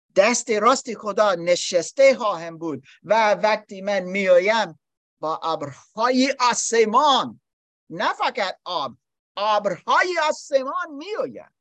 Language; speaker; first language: Persian; non-native, learner; English